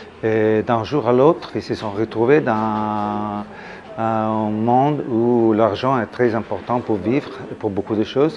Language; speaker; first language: French; non-native, fluent; Italian